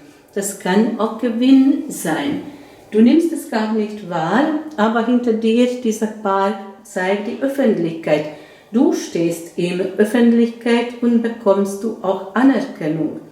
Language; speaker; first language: German; non-native, fluent; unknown